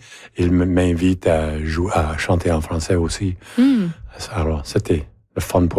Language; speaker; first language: French; native; French